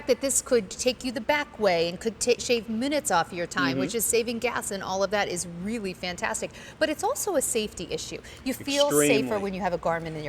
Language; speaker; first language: English; native; English